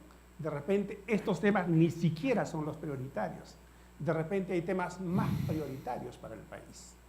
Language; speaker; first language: Spanish; native; Spanish